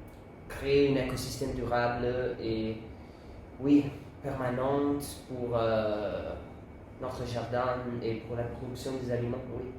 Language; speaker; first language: French; non-native, learner; Italian